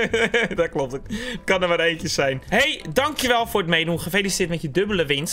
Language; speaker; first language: Dutch; native; Dutch